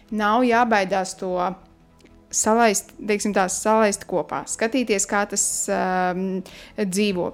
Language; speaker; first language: Latvian; native; Latvian